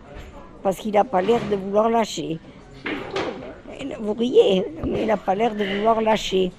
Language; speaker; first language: French; native; French